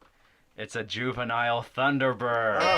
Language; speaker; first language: English; native; English